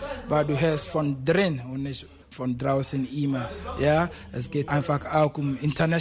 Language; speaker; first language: German; non-native, fluent; Akan